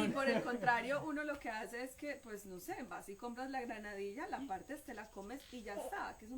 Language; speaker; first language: Spanish; native; Spanish